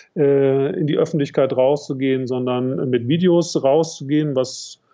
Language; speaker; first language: German; native; German